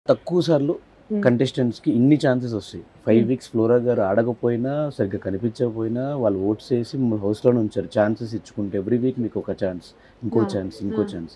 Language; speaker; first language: Telugu; native; Telugu